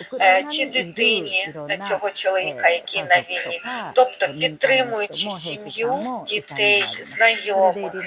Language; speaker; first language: Ukrainian; non-native, fluent; Japanese